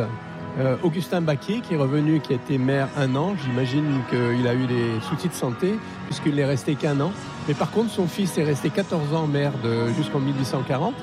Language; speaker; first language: French; native; French